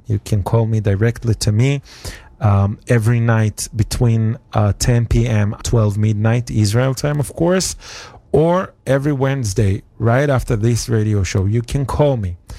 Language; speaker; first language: English; non-native, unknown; Hebrew